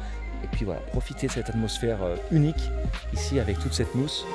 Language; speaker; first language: French; native; French